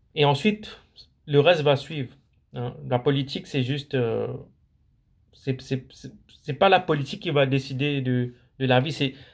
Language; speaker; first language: French; non-native, local second language; Morisyen